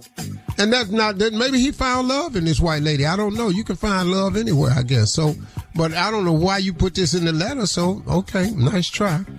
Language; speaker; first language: English; native; English